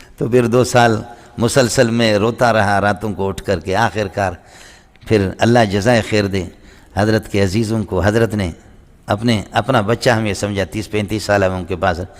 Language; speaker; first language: Urdu; non-native, local second language; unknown